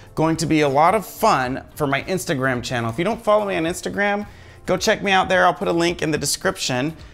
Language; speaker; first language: English; native; English